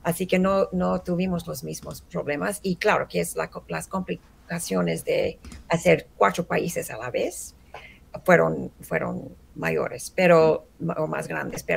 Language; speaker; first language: Spanish; early bilingual, heritage; Spanish